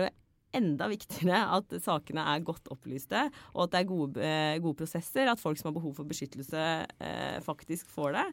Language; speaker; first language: Norwegian; native; Norwegian